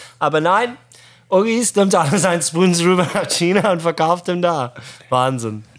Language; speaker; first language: German; non-native, fluent; Arabic